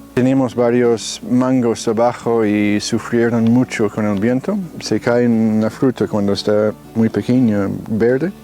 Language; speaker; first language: Spanish; non-native, fluent; English